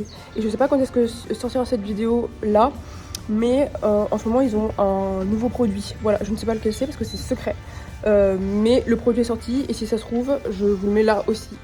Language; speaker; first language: French; native; French